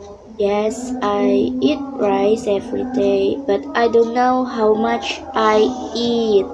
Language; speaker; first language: English; non-native, learner; Indonesian